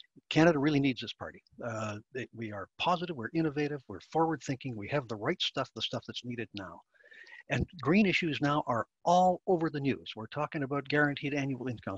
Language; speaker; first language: English; native; English